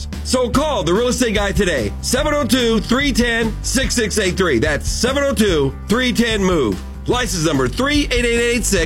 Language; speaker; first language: English; native; English